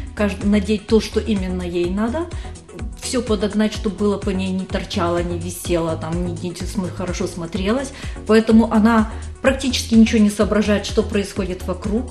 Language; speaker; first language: Russian; native; Russian